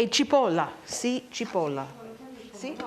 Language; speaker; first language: Italian; non-native, learner; English